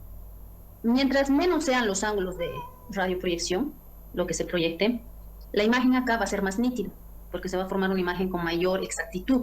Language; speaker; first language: Spanish; native; Spanish